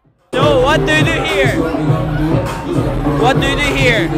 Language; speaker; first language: English; non-native, learner; Turkish